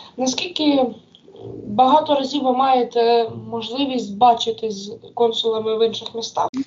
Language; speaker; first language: Ukrainian; native; Ukrainian